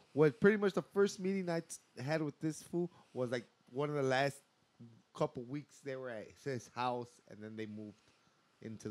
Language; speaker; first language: English; early bilingual, other home language; Spanish